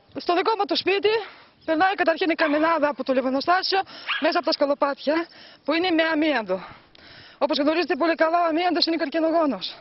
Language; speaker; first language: Greek; early bilingual, heritage; Greek